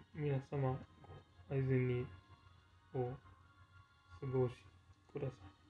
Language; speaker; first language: Japanese; non-native, learner; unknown